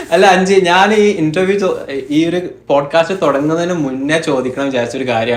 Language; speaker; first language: Malayalam; native; Malayalam